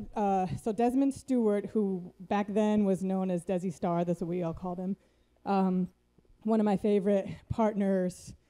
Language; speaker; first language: English; native; English